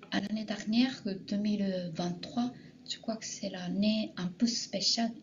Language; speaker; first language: French; non-native, fluent; Japanese